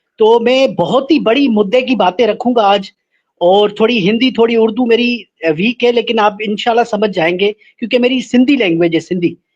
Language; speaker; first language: Urdu; non-native, local second language; Sindhi